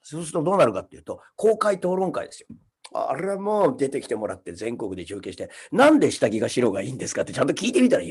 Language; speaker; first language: Japanese; native; Japanese